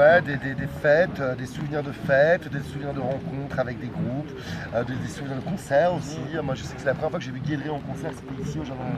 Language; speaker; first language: French; native; French